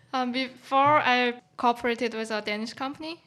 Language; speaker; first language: English; non-native, fluent; Chinese